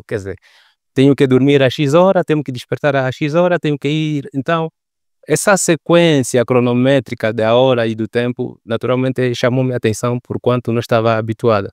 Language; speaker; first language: Portuguese; native; Portuguese